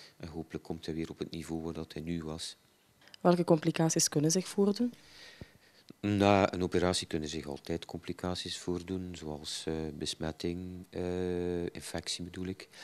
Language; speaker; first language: Dutch; native; Dutch